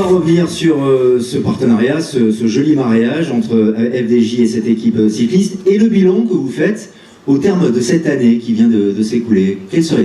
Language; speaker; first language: French; native; French